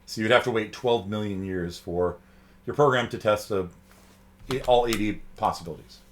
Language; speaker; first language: English; native; English